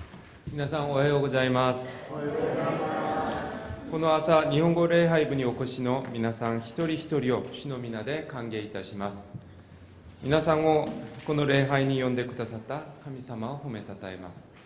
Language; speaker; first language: Japanese; non-native, fluent; Korean